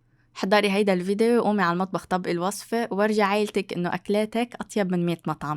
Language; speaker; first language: Arabic; native; Arabic